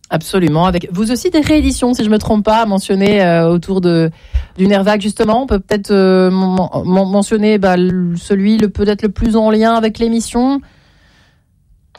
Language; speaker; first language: French; native; French